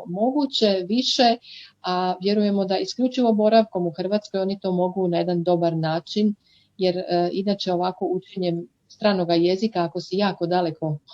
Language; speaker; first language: Croatian; native; Croatian